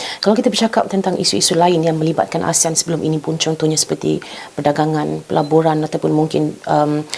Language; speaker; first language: Malay; native; Malay